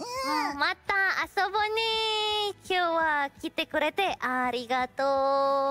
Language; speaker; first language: Japanese; non-native, fluent; Indonesian